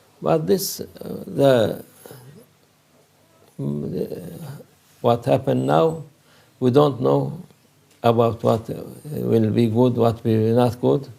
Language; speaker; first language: English; non-native, learner; Turkish